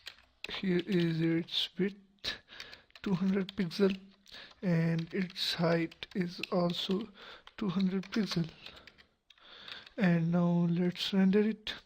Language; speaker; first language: English; non-native, local second language; Urdu